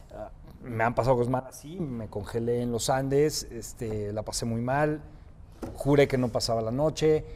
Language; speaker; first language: Spanish; native; Spanish